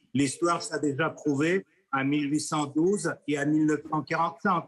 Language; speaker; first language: French; non-native, fluent; Russian